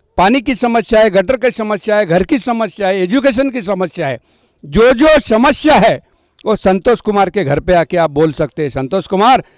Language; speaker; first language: Hindi; non-native, local second language; Lambadi